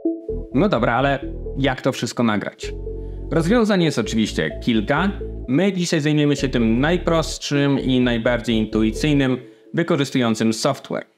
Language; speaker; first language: Polish; native; Polish